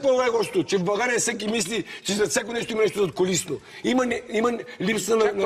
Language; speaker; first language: Bulgarian; native; Bulgarian